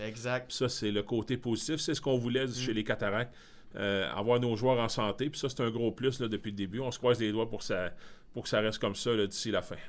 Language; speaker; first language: French; native; French